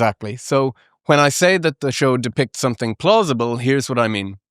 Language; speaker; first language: English; native; English